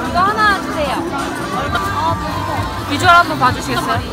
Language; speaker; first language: Korean; native; Korean